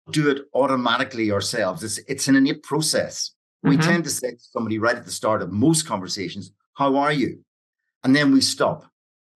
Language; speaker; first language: English; native; English